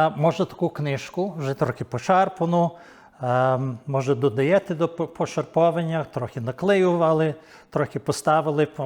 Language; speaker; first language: Ukrainian; early bilingual, heritage; Ukrainian